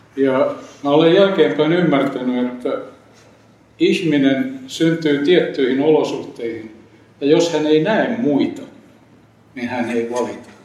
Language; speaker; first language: Finnish; native; Finnish